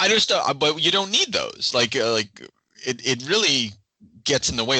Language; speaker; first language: English; native; English